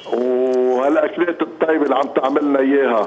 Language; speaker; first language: Arabic; native; Arabic